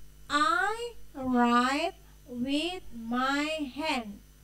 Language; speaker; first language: English; non-native, fluent; Indonesian